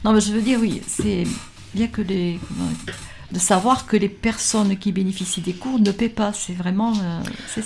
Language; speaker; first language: French; native; French